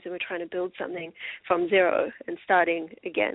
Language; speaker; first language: English; native; English